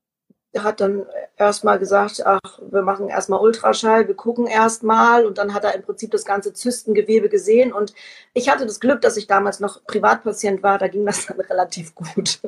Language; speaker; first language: German; native; German